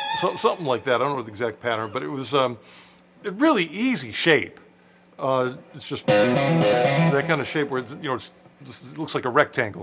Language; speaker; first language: English; native; English